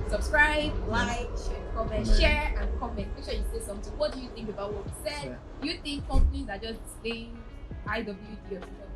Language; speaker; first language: English; non-native, local second language; Yoruba